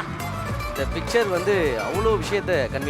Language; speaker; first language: Tamil; native; Tamil